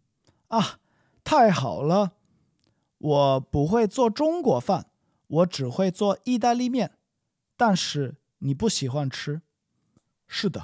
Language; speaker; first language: Chinese; non-native, fluent; English